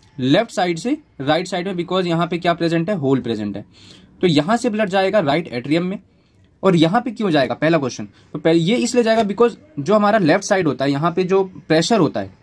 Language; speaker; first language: Hindi; native; Hindi